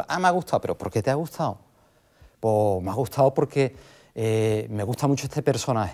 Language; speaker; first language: Spanish; native; Spanish